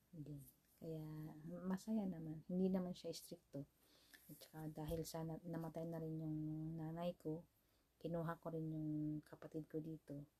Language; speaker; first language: Filipino; native; Filipino